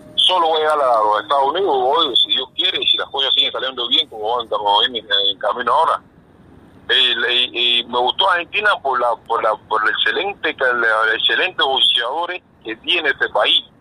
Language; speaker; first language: Spanish; native; Spanish